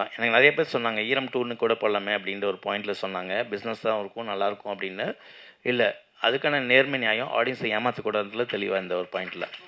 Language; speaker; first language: Tamil; native; Tamil